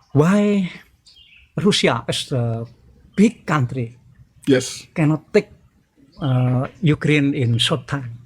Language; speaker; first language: English; non-native, learner; Indonesian